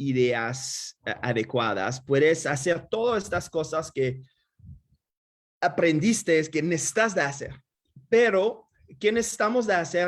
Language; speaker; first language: Spanish; non-native, fluent; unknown